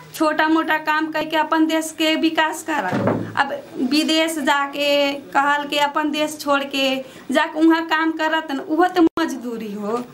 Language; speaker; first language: Bhojpuri; native; Bhojpuri